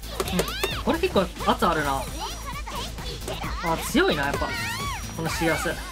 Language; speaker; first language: Japanese; native; Japanese